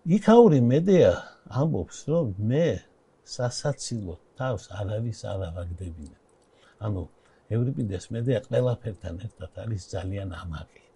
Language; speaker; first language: Georgian; native; Georgian